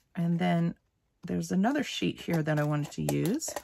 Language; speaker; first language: English; native; English